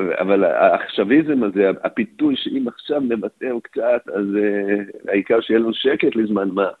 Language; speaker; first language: Hebrew; native; Hebrew